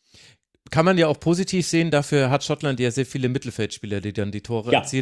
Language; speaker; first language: German; native; German